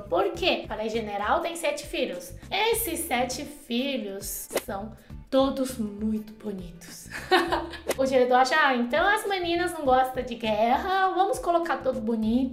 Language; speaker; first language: Portuguese; non-native, fluent; Chinese